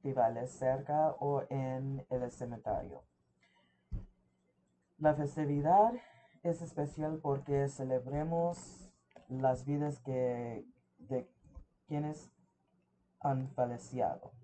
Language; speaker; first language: Spanish; early bilingual, heritage; English